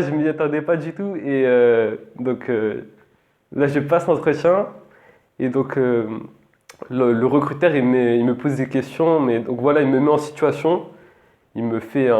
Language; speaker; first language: French; native; French